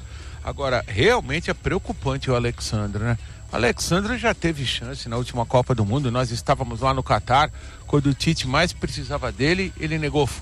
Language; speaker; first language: Portuguese; native; Portuguese